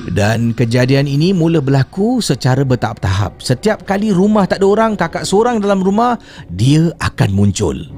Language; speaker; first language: Malay; native; Malay